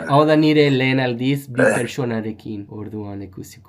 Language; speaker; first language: Basque; non-native, learner; English